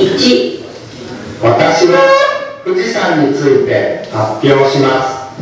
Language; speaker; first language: Japanese; non-native, learner; Indonesian